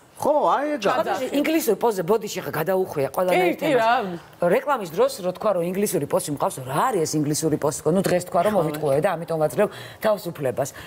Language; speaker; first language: Georgian; native; Georgian